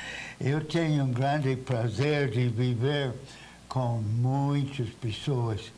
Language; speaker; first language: Portuguese; non-native, fluent; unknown